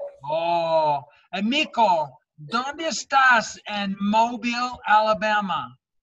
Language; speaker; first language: Spanish; non-native, fluent; English